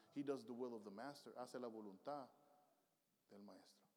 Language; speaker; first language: English; early bilingual, other home language; Spanish